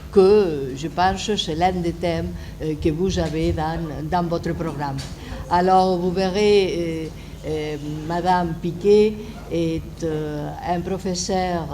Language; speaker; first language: French; non-native, fluent; Catalan